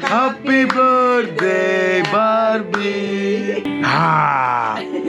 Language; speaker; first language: English; non-native, learner; Portuguese